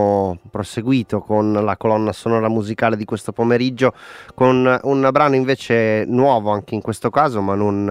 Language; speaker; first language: Italian; native; Italian